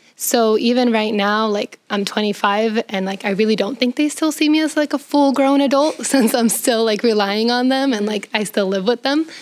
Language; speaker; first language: English; early bilingual, other home language; Spanish